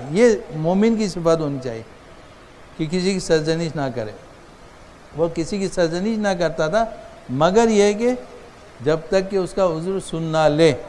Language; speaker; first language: Urdu; native; Urdu